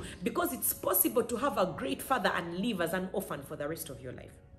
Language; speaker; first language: English; native; English